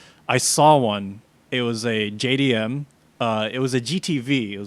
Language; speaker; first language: English; native; English